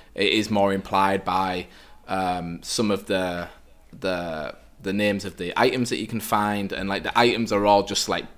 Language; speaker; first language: English; native; English